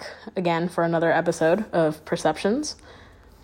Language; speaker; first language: English; native; English